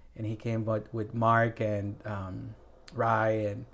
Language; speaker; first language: English; non-native, fluent; Spanish